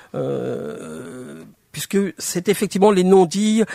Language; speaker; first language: French; native; French